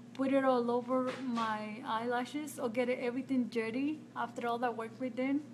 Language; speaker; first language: English; non-native, fluent; Spanish